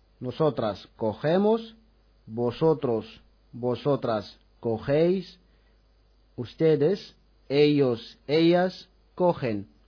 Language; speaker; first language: Spanish; non-native, fluent; Arabic